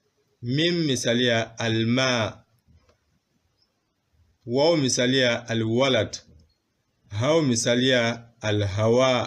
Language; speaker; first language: Arabic; non-native, fluent; Bambara